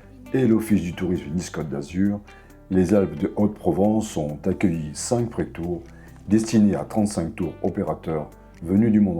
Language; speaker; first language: French; native; French